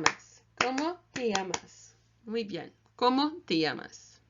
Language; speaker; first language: Spanish; non-native, learner; English